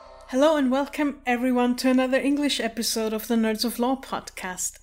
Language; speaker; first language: English; non-native, fluent; German